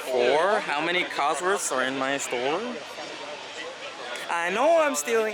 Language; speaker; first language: English; native; English